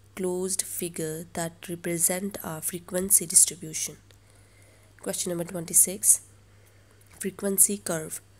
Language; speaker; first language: English; non-native, local second language; Urdu